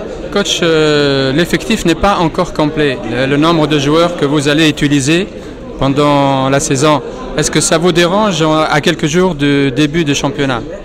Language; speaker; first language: French; non-native, local second language; Arabic